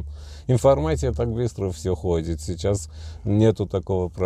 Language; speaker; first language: Russian; non-native, learner; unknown